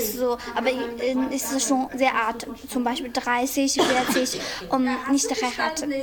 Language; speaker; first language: German; non-native, learner; Chinese